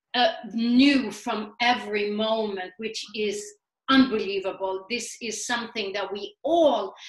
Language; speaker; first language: English; non-native, fluent; Swedish